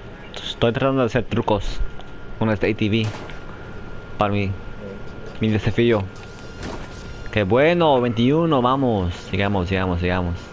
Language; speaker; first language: Spanish; early bilingual, heritage; English